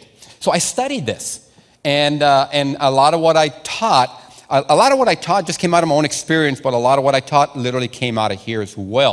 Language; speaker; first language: English; non-native, fluent; Spanish